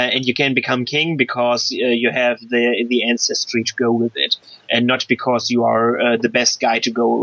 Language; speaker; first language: English; non-native, fluent; German